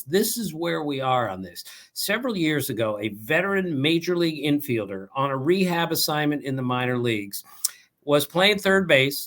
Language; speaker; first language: English; native; English